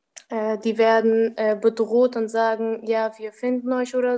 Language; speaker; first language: German; early bilingual, other home language; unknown